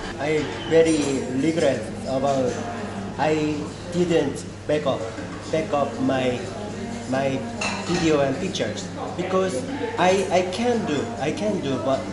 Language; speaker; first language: English; non-native, learner; Korean